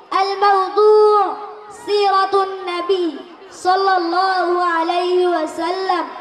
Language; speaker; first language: Arabic; non-native, learner; Bangla